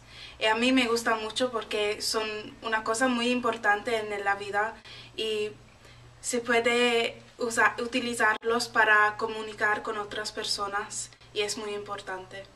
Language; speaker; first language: Spanish; non-native, learner; English